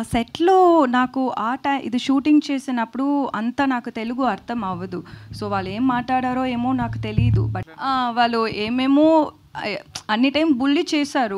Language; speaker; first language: Telugu; non-native, learner; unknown